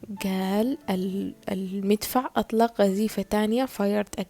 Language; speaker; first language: Arabic; native; Arabic